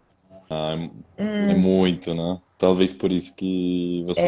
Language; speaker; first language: Portuguese; non-native, fluent; Spanish